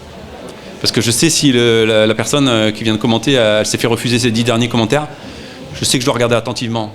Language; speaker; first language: French; native; French